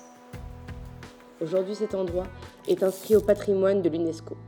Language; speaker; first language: French; native; French